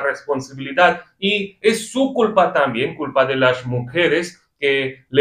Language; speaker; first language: Spanish; non-native, fluent; Hindi